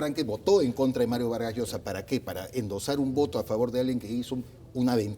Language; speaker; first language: Spanish; native; Spanish